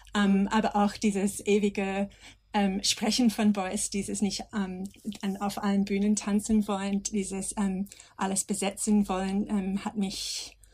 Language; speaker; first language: German; non-native, fluent; English